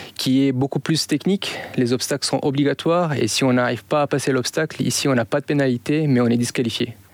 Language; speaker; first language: French; non-native, local second language; Arabic